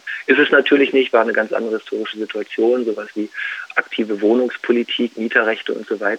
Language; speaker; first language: German; native; German